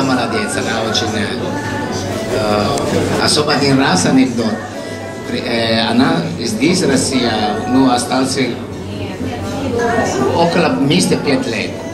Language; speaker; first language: Russian; non-native, learner; Italian